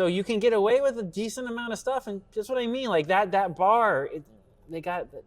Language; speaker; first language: English; native; English